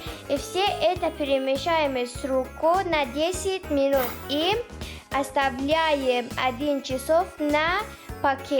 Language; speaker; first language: Russian; non-native, learner; Persian